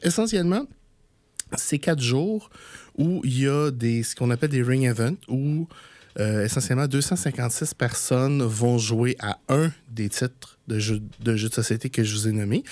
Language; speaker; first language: French; native; French